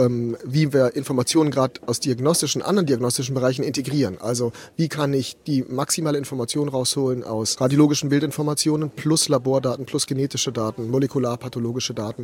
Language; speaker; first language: German; native; German